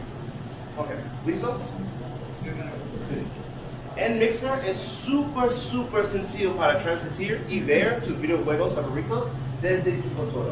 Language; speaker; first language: Spanish; non-native, learner; English